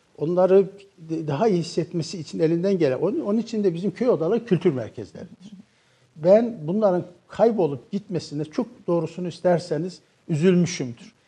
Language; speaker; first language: Turkish; native; Turkish